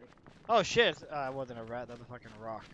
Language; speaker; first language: English; native; English